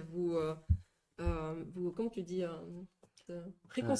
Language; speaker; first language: French; native; French